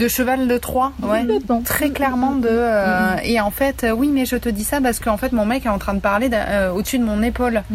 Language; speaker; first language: French; native; French